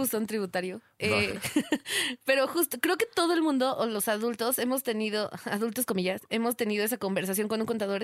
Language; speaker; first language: Spanish; native; Spanish